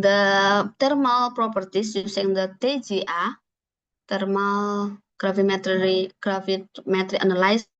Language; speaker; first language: English; non-native, learner; Indonesian